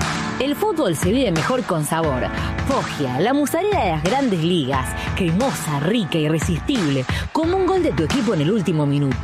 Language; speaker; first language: Spanish; native; Spanish